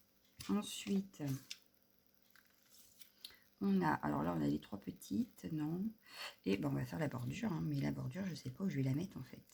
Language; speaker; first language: French; native; French